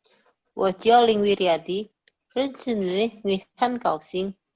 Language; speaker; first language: Chinese; non-native, learner; Indonesian